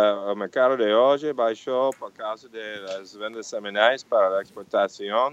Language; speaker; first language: Portuguese; non-native, fluent; English